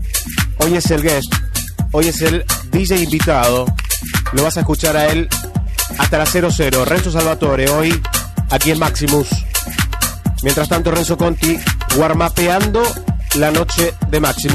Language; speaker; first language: Spanish; native; Spanish